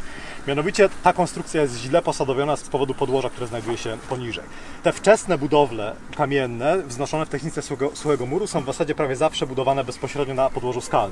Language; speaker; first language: Polish; native; Polish